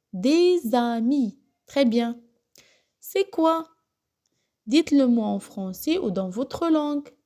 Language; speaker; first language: French; non-native, local second language; Arabic